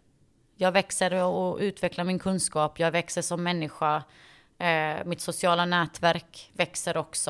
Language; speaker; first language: Swedish; early bilingual, other home language; Bosnian